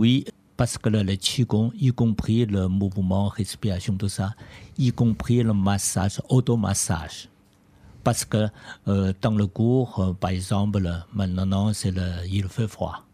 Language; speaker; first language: French; non-native, learner; Chinese